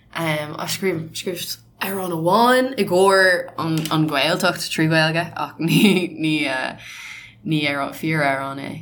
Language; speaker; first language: Irish; non-native, local second language; English